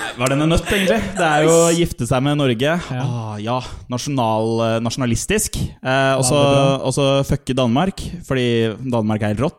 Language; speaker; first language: Norwegian; native; Norwegian